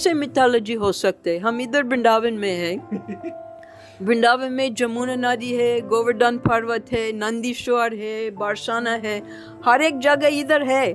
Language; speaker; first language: Hindi; non-native, fluent; English